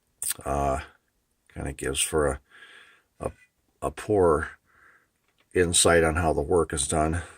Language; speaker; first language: English; native; English